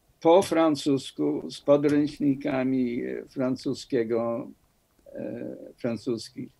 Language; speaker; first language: Polish; non-native, fluent; English